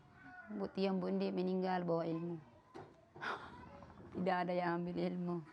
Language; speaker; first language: Indonesian; non-native, local second language; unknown